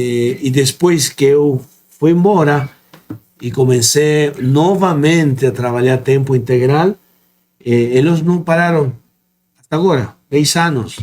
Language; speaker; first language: Portuguese; non-native, fluent; Spanish